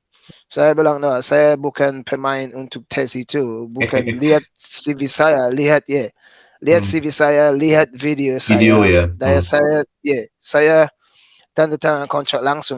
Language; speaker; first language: Indonesian; non-native, fluent; English